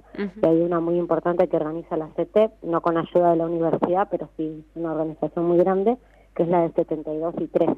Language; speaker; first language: Spanish; native; Spanish